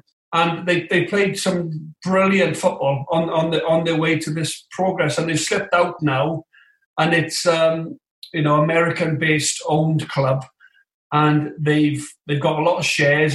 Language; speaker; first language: English; native; English